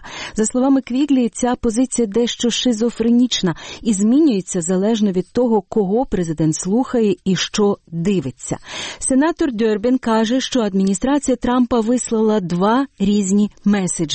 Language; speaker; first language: Ukrainian; native; Ukrainian